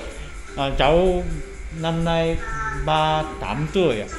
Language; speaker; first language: Vietnamese; non-native, fluent; Japanese